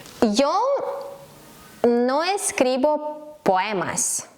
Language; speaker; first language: Spanish; non-native, learner; Ukrainian